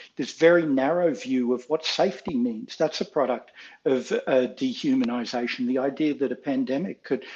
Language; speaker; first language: English; native; English